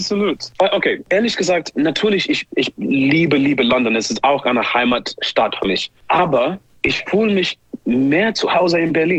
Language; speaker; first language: German; non-native, learner; English